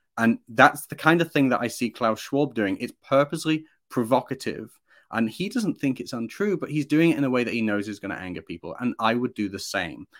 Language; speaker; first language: English; native; English